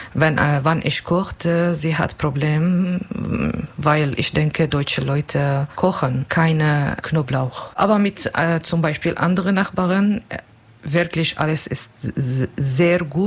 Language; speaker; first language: German; non-native, learner; Kurdish